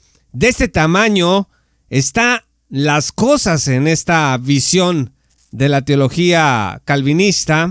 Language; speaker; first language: Spanish; native; Spanish